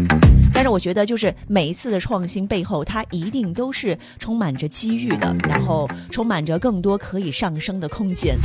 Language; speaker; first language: Chinese; native; Chinese